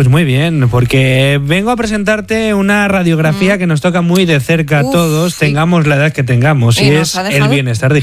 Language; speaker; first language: Spanish; native; Spanish